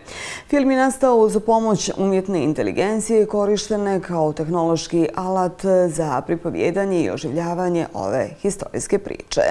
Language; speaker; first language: Bosnian; native; Bosnian